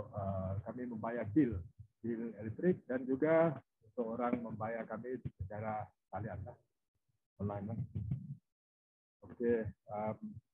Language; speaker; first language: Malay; non-native, local second language; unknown